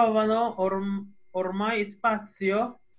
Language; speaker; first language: Italian; non-native, fluent; Spanish